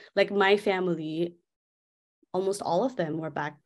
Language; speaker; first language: English; non-native, local second language; Nepali